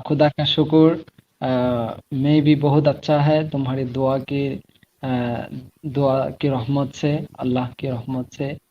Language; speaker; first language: Hindi; non-native, learner; Bangla